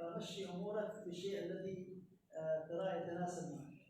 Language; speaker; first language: Arabic; native; Arabic